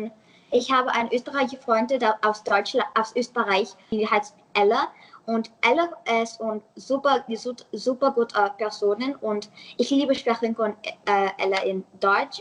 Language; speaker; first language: German; non-native, learner; English